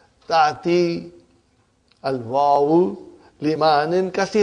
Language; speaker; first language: Arabic; non-native, fluent; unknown